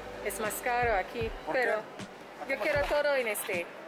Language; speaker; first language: Spanish; non-native, learner; English